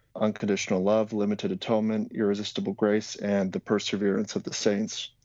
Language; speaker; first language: English; non-native, fluent; Slovak